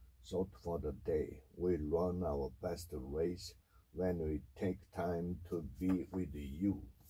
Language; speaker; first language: English; non-native, fluent; Korean